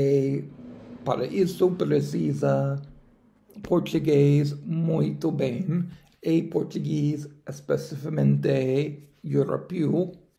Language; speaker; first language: Portuguese; non-native, learner; English